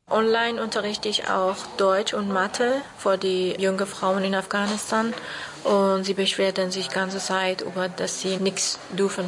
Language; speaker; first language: German; non-native, learner; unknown